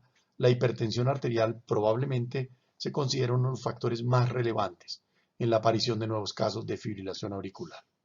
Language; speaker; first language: Spanish; native; Spanish